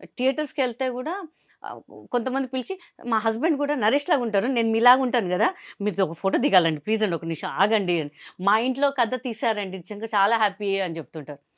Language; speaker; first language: Telugu; non-native, local second language; Hindi